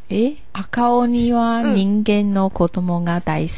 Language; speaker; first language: Japanese; non-native, learner; Chinese